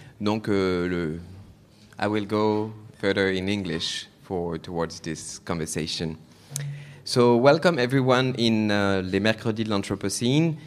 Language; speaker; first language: English; non-native, fluent; French